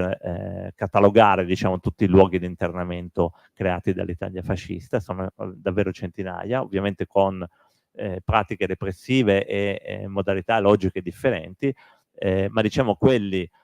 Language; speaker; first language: Italian; native; Italian